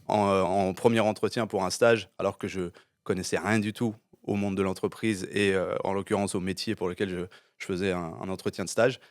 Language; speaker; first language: French; early bilingual, other home language; English